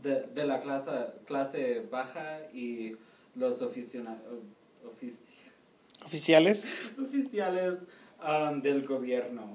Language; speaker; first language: Spanish; non-native, learner; English